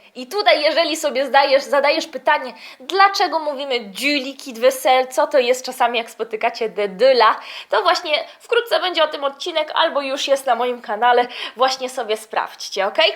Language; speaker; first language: Polish; early bilingual, heritage; Polish